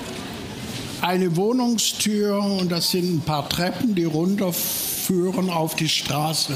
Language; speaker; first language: German; native; German